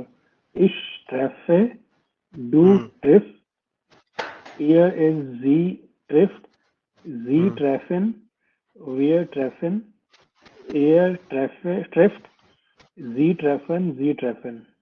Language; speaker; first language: German; non-native, learner; Hindi